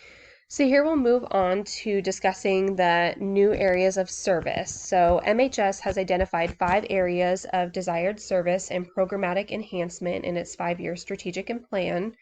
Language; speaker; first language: English; native; English